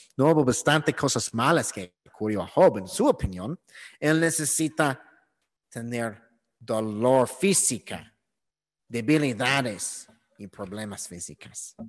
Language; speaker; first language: Spanish; non-native, learner; English